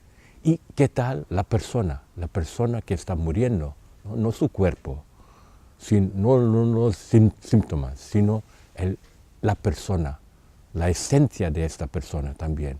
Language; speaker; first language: Spanish; non-native, fluent; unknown